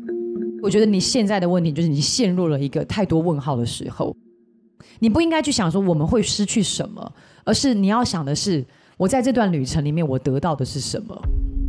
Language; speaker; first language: Chinese; native; Chinese